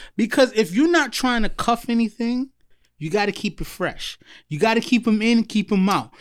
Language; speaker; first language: English; early bilingual, other home language; Haitian Creole